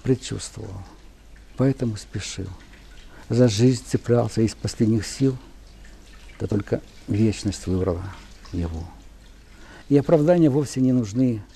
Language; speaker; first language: Russian; non-native, local second language; Ukrainian